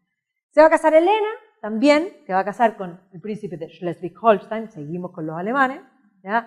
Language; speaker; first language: Spanish; native; Spanish